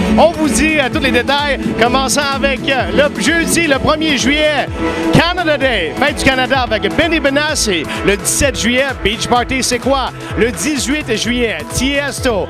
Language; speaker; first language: French; native; French